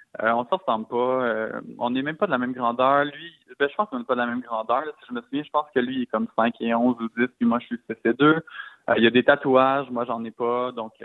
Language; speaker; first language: French; native; French